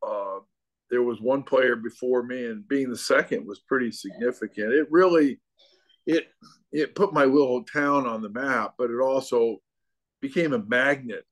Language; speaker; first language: English; native; English